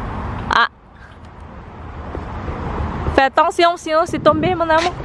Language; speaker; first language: French; non-native, learner; Vietnamese